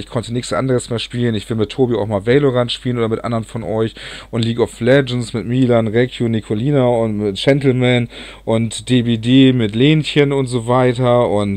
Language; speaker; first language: German; native; German